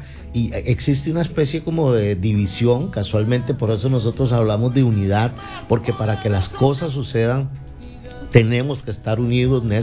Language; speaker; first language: Spanish; native; Spanish